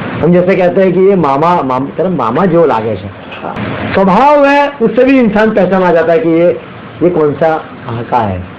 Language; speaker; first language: Hindi; non-native, local second language; Gujarati